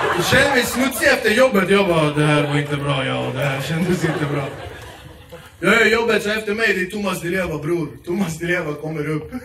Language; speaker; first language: Swedish; early bilingual, other home language; Kurdish